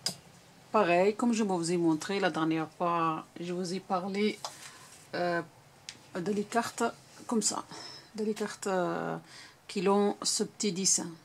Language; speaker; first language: French; non-native, local second language; Arabic